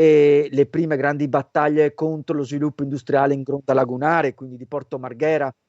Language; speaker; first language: Italian; native; Italian